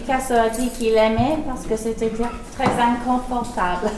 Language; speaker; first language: French; early bilingual, heritage; English